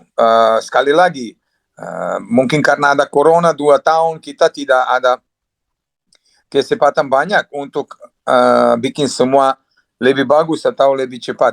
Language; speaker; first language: Indonesian; non-native, fluent; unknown